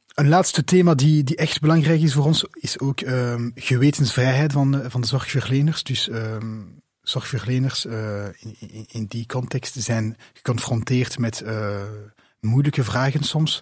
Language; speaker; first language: Dutch; non-native, local second language; French